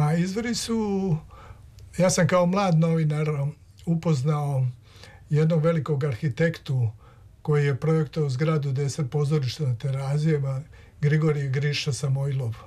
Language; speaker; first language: Serbian; native; Serbian